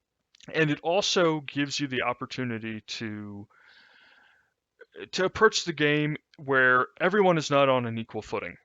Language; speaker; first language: English; native; English